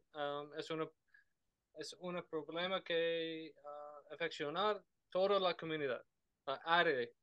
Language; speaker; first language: Spanish; non-native, learner; English